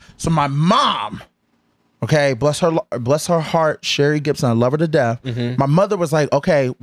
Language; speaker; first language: English; native; English